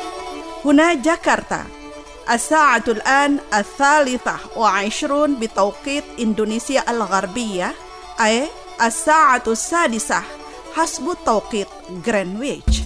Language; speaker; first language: Arabic; non-native, fluent; Indonesian